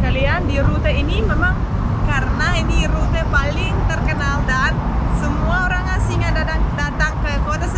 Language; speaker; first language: Indonesian; non-native, fluent; Russian